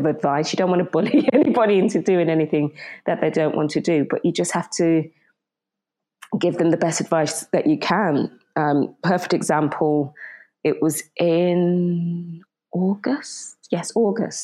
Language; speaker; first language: English; native; English